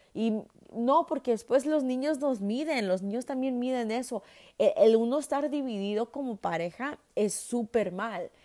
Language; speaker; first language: Spanish; early bilingual, heritage; Spanish